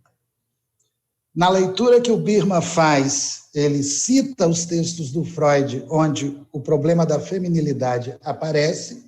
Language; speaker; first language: Portuguese; native; Portuguese